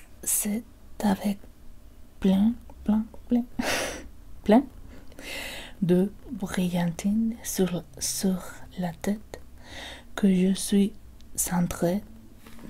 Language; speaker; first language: French; non-native, learner; Spanish